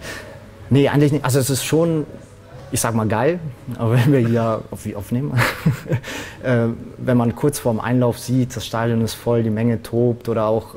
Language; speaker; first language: German; native; German